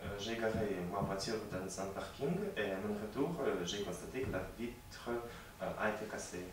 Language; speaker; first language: French; non-native, learner; Latvian